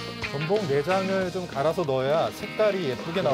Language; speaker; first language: Korean; native; Korean